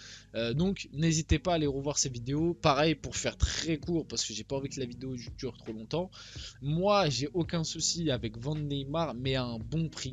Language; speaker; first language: French; early bilingual, other home language; Portuguese